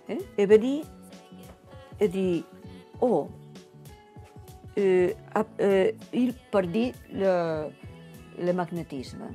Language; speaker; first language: French; non-native, learner; Catalan